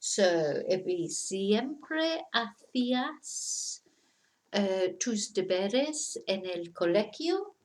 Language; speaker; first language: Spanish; non-native, fluent; English